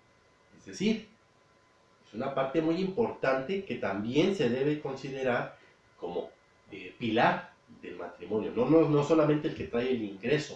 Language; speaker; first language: Spanish; native; Spanish